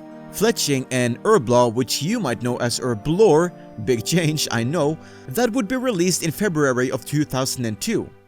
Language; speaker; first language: English; native; English